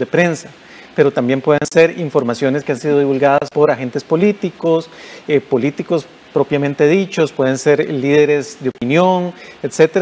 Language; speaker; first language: Spanish; native; Spanish